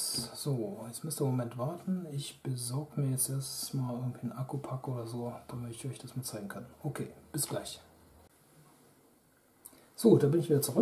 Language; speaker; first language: German; native; German